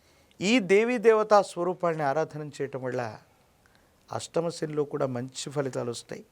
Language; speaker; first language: Telugu; native; Telugu